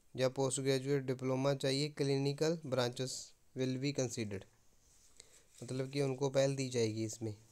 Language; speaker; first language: Hindi; non-native, local second language; Punjabi